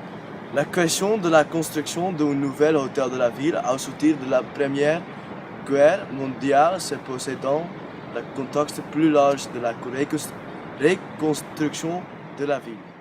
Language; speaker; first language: French; non-native, learner; Dutch